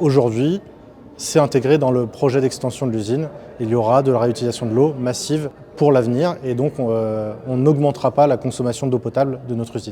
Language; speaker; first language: French; native; French